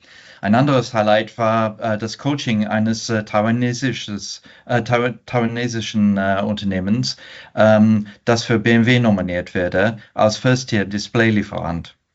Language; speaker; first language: German; non-native, fluent; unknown